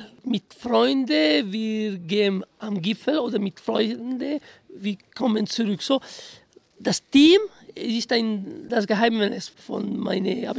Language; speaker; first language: German; non-native, fluent; Italian